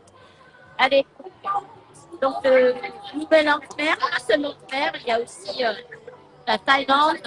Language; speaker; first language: French; early bilingual, other home language; Vietnamese